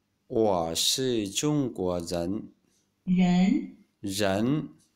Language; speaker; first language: Chinese; non-native, learner; Vietnamese